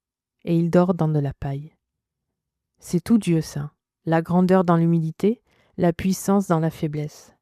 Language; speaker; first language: French; native; French